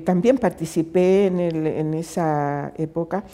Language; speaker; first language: Spanish; native; Spanish